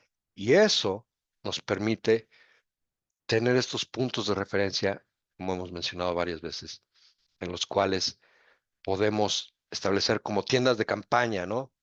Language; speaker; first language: Spanish; native; Spanish